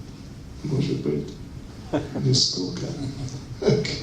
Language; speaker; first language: Russian; non-native, learner; English